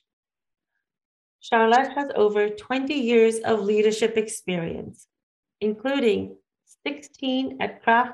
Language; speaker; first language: English; native; English